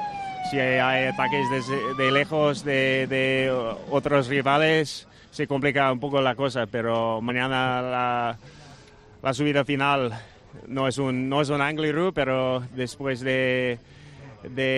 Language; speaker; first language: Spanish; non-native, fluent; Dutch